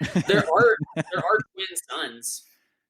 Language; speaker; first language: English; native; English